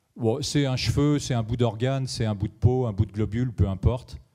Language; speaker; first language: French; native; French